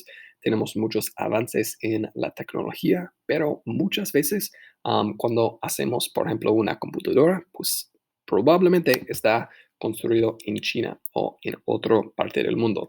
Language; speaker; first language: Spanish; non-native, fluent; English